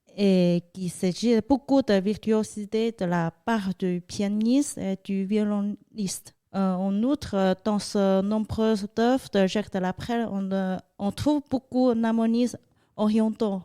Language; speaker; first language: French; non-native, fluent; Chinese